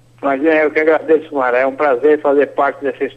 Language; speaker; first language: Portuguese; native; Portuguese